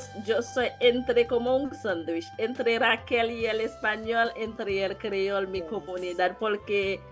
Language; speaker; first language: Spanish; non-native, learner; Haitian Creole